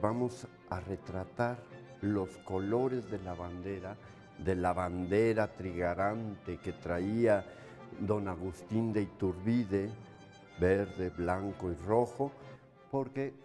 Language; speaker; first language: Spanish; native; Spanish